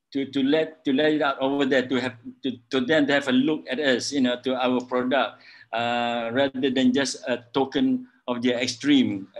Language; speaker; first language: English; non-native, local second language; Malay